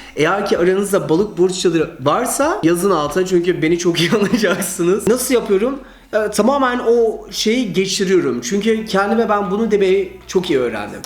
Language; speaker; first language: Turkish; early bilingual, heritage; Turkish